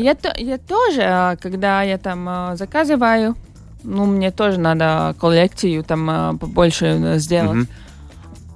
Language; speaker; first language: Russian; non-native, local second language; Latvian